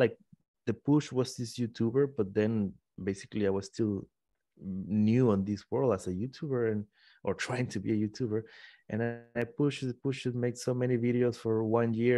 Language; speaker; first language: English; non-native, fluent; Spanish